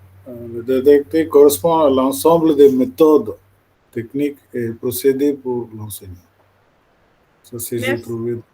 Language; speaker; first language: French; non-native, local second language; English